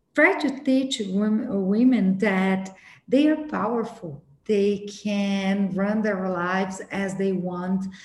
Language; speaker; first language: English; non-native, fluent; Portuguese